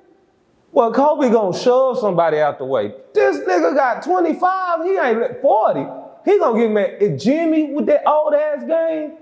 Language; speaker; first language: English; native; English